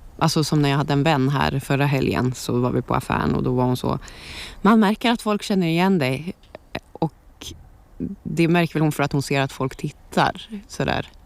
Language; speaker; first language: Swedish; native; Swedish